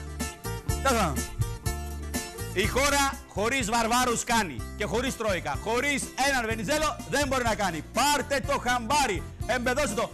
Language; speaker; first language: Greek; native; Greek